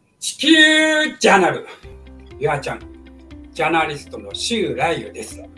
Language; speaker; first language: Japanese; non-native, fluent; Chinese